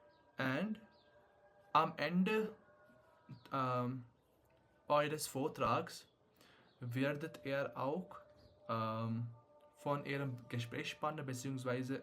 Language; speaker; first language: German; non-native, fluent; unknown